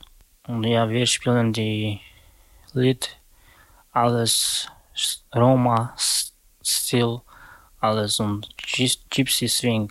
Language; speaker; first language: German; non-native, learner; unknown